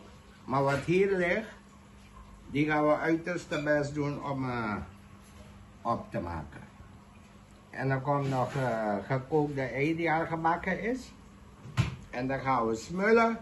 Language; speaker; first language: Dutch; non-native, local second language; Caribbean Hindustani